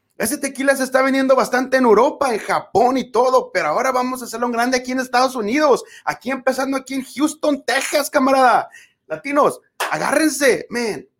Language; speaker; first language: Spanish; early bilingual, other home language; English